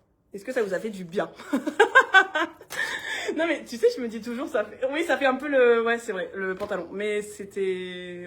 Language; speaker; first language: French; native; French